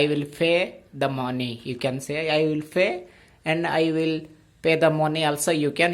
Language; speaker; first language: English; non-native, local second language; Odia